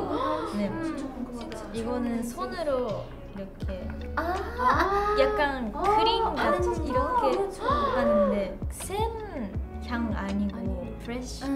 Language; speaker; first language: Korean; non-native, learner; Japanese